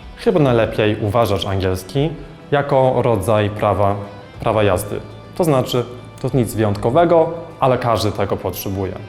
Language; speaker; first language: Polish; non-native, fluent; English